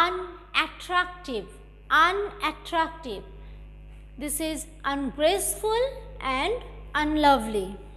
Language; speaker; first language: English; non-native, local second language; Bangla